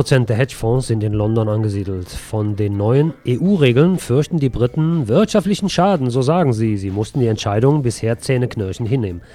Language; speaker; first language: German; native; German